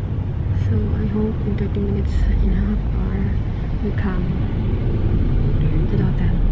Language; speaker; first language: English; non-native, local second language; Filipino